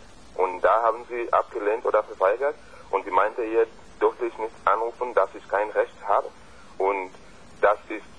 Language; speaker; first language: German; non-native, fluent; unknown